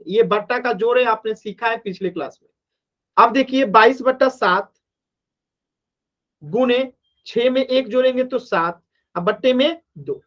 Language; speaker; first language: Hindi; native; Hindi